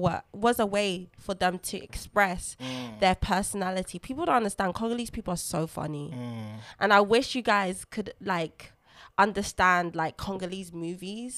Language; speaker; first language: English; non-native, local second language; Lingala